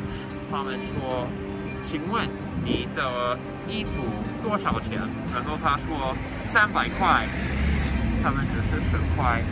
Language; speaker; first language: Chinese; non-native, fluent; English